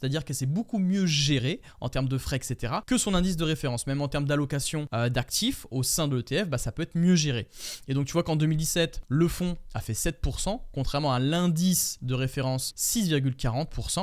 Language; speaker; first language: French; native; French